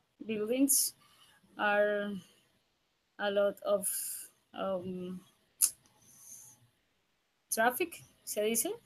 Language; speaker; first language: English; non-native, learner; Spanish